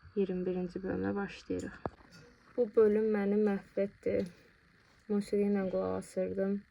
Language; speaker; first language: Azerbaijani; non-native, local second language; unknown